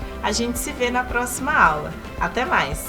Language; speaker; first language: Portuguese; native; Portuguese